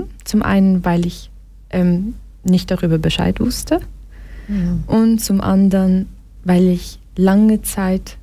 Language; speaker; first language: German; early bilingual, other home language; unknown